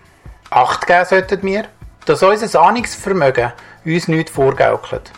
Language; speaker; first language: German; native; German